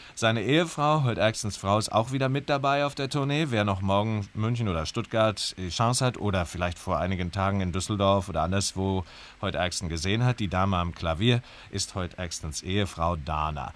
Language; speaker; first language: German; native; German